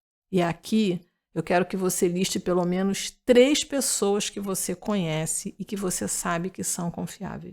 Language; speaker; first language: Portuguese; native; Portuguese